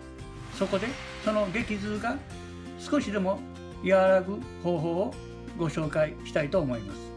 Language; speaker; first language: Japanese; native; Japanese